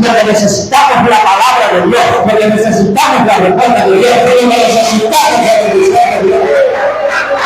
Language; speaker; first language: Spanish; native; Spanish